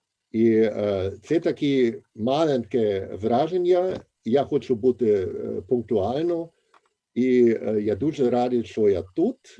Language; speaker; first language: Ukrainian; non-native, fluent; German